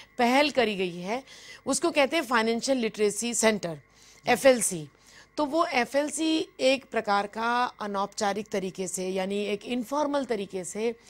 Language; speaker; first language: Hindi; native; Hindi